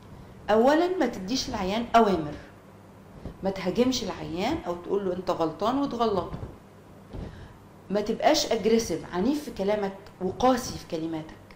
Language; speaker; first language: Arabic; native; Arabic